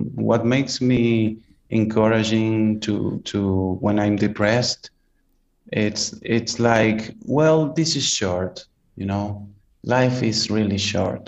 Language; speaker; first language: English; non-native, fluent; Spanish